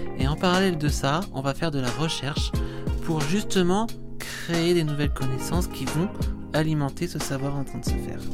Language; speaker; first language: French; native; French